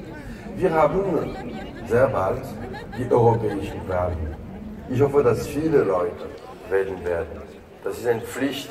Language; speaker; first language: German; non-native, learner; French